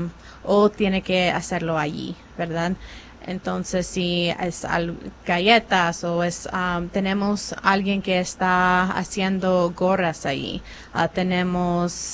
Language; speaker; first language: Spanish; non-native, fluent; English